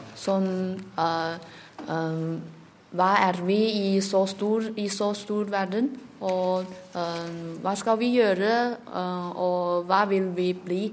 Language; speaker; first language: Norwegian; non-native, learner; Chinese